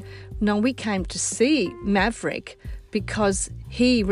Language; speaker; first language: English; non-native, local second language; Sicilian